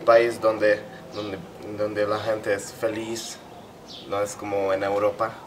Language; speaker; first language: Spanish; non-native, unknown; Hungarian